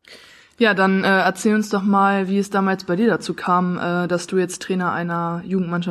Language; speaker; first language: German; native; German